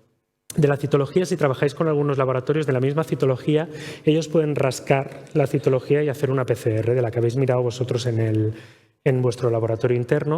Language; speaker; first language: Spanish; native; Spanish